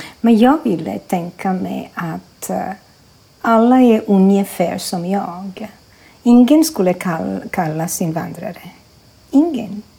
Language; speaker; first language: Swedish; non-native, fluent; Croatian